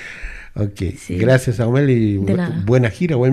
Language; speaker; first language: Spanish; native; Spanish